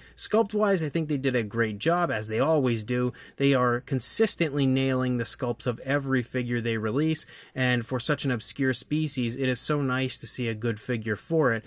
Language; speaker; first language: English; native; English